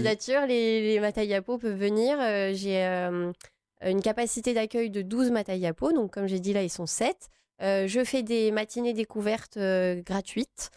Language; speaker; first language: French; native; French